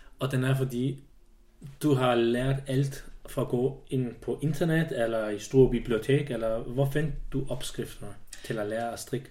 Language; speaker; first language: Danish; non-native, fluent; Swiss German